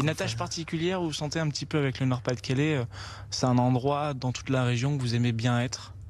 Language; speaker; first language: French; native; French